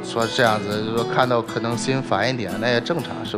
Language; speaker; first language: Chinese; native; Chinese